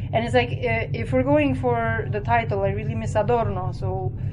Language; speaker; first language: English; non-native, fluent; Romanian